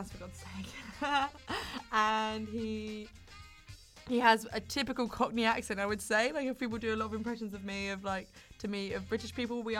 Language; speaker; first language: English; native; English